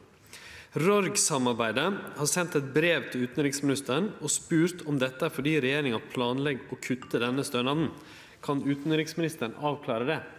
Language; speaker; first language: Norwegian; native; Norwegian